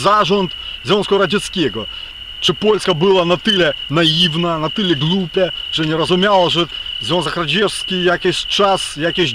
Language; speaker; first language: Polish; non-native, fluent; Ukrainian